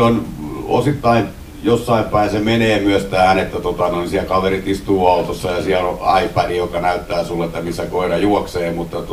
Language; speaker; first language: Finnish; native; Finnish